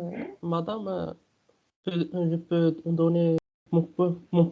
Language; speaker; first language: French; non-native, local second language; Arabic